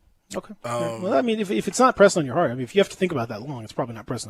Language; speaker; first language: English; native; English